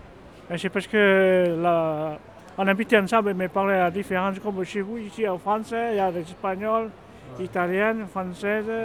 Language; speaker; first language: French; non-native, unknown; Hmong